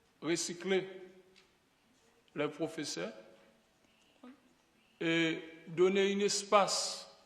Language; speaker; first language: French; non-native, local second language; Haitian Creole